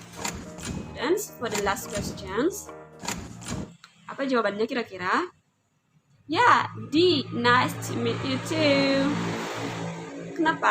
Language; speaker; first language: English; non-native, learner; Indonesian